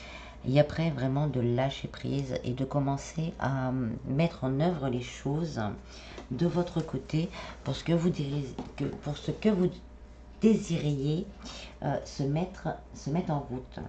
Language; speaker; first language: French; native; French